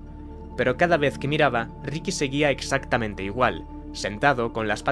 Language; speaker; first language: Spanish; native; Spanish